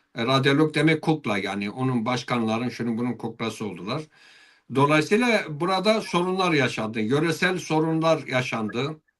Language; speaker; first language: Turkish; non-native, local second language; Zaza